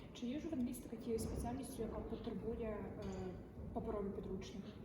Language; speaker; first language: Ukrainian; native; Ukrainian